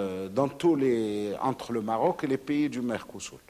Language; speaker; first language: French; non-native, local second language; Arabic